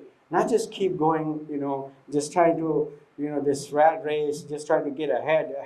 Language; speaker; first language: English; non-native, fluent; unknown